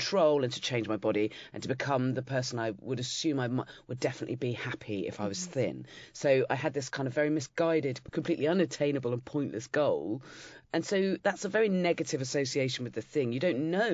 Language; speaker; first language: English; native; English